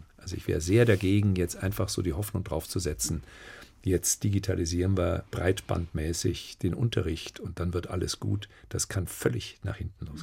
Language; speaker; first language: German; native; German